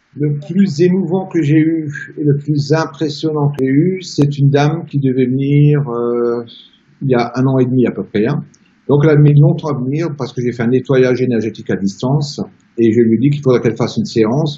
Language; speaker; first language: French; native; French